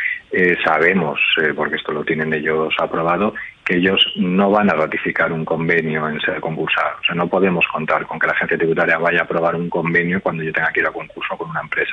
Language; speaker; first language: Spanish; native; Spanish